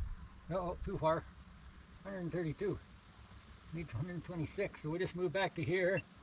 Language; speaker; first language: English; native; English